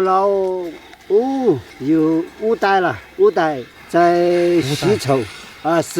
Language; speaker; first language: Chinese; early bilingual, heritage; Chinese